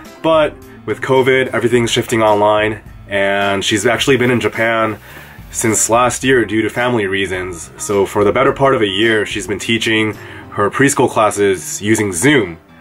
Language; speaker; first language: English; early bilingual, other home language; Japanese